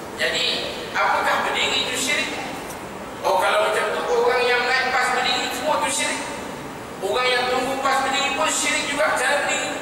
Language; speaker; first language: Malay; native; Malay